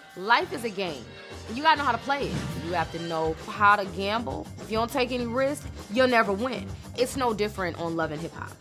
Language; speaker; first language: English; native; English